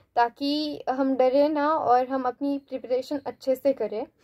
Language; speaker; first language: Hindi; non-native, local second language; Marathi